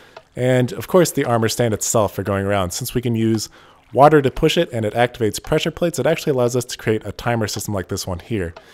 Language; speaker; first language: English; native; English